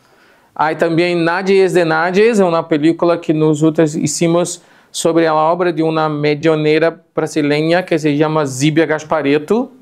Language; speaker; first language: Spanish; non-native, fluent; Portuguese